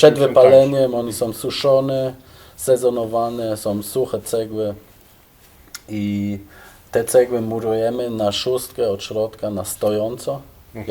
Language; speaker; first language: Polish; non-native, fluent; German